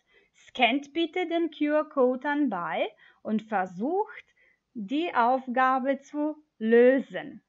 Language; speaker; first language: German; non-native, fluent; Macedonian